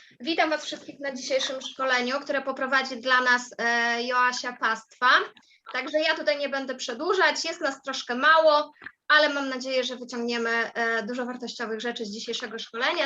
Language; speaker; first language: Polish; native; Polish